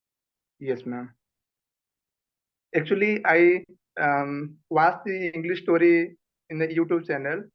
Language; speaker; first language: English; non-native, learner; Odia